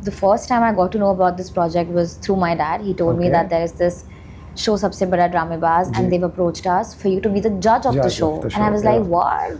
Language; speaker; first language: English; non-native, local second language; Hindi